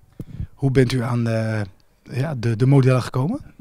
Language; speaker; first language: Dutch; native; Dutch